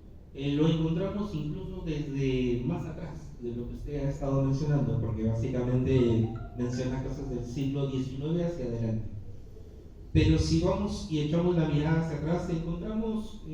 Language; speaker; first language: Spanish; native; Spanish